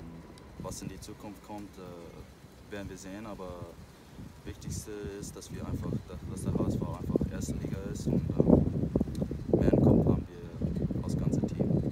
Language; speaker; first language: German; non-native, fluent; English